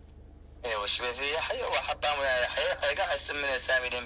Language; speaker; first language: Arabic; native; Arabic